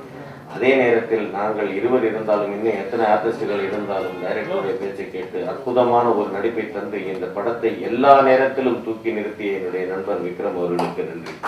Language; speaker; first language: Tamil; native; Tamil